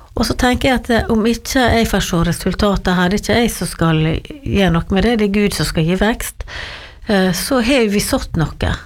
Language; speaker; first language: Norwegian; native; Norwegian